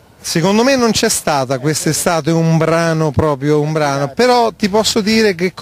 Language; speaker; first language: Italian; native; Italian